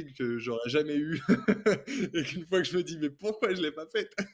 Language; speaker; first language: French; native; French